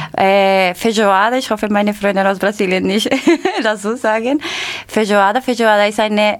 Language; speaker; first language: German; non-native, learner; Spanish